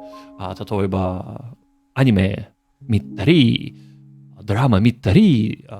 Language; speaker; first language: Japanese; non-native, learner; English